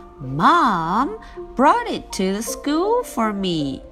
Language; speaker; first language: English; non-native, fluent; Chinese